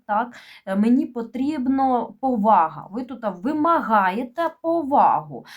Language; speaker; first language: Ukrainian; non-native, local second language; Russian